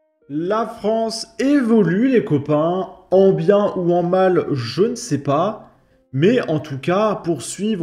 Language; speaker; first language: French; native; French